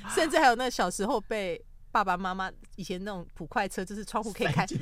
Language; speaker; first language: Chinese; native; Chinese